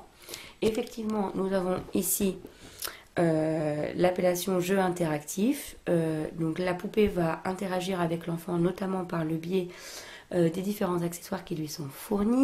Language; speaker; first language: French; native; French